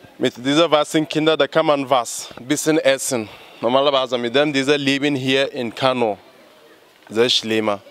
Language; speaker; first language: German; non-native, learner; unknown